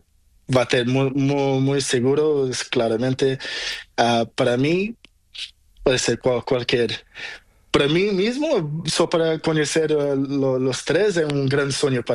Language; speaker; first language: Spanish; non-native, learner; Portuguese